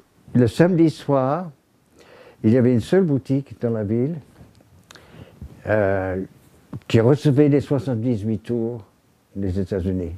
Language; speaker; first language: French; non-native, fluent; English